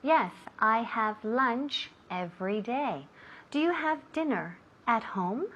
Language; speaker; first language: English; non-native, fluent; Spanish